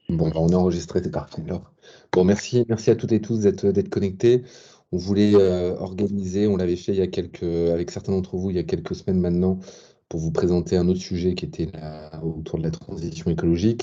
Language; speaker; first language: French; native; French